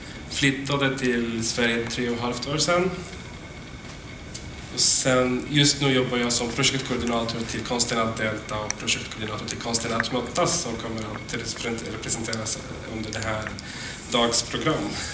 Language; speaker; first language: Swedish; non-native, fluent; Arabic